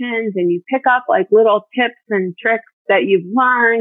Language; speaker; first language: English; native; English